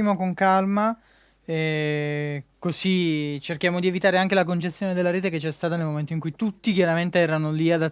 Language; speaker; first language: Italian; native; Italian